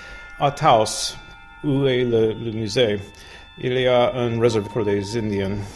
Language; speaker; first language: French; non-native, learner; English